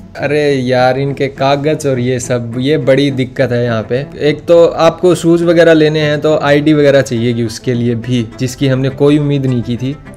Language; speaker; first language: Hindi; native; Hindi